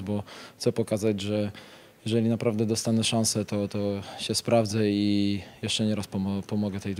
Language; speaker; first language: Polish; native; Polish